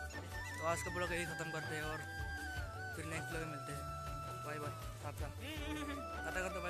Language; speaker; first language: Hindi; non-native, local second language; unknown